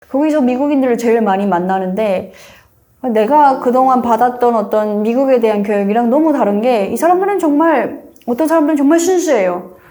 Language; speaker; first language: Korean; native; Korean